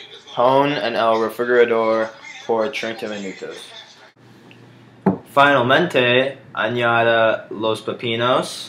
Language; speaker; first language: Spanish; non-native, learner; English